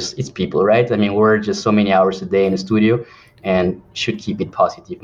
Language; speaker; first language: English; non-native, fluent; Spanish